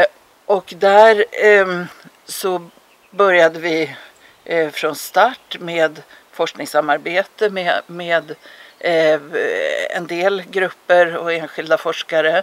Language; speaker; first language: Swedish; native; Swedish